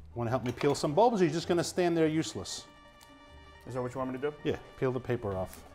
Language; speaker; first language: English; native; English